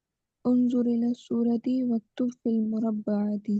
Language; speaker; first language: Arabic; non-native, learner; Urdu